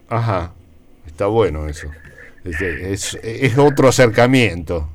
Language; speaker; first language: Spanish; native; Spanish